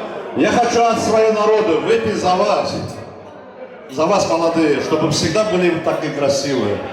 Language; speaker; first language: Russian; non-native, local second language; Armenian